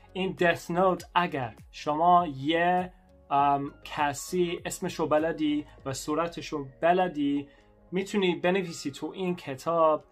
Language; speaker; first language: Persian; early bilingual, other home language; English